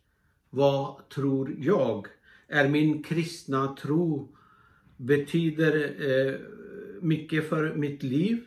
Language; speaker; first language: Swedish; non-native, fluent; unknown